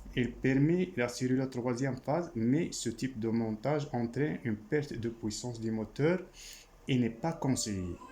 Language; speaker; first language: French; non-native, local second language; Arabic